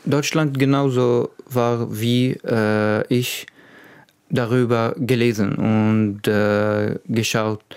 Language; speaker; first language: German; non-native, learner; Arabic